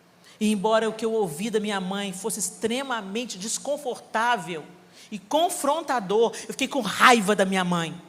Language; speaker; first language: Portuguese; native; Portuguese